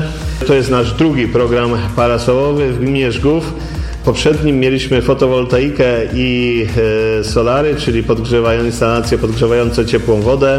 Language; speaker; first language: Polish; native; Polish